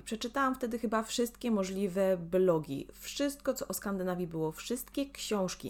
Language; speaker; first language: Polish; native; Polish